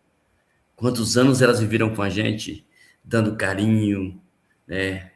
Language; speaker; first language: Portuguese; native; Portuguese